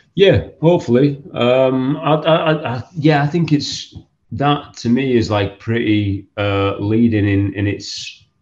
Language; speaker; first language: English; native; English